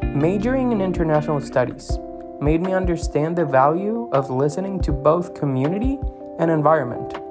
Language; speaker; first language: English; non-native, fluent; Spanish